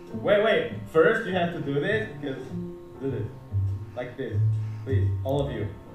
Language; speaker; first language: English; non-native, fluent; Indonesian